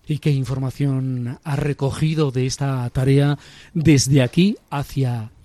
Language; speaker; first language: Spanish; native; Spanish